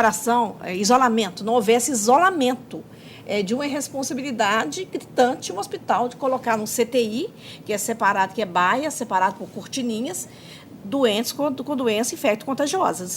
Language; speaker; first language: Portuguese; native; Portuguese